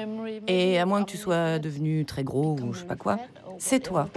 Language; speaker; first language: French; non-native, fluent; Danish